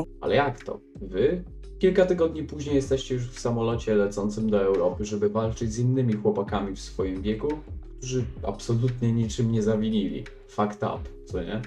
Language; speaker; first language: Polish; native; Polish